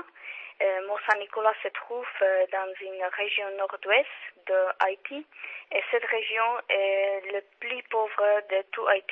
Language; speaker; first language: French; non-native, learner; Czech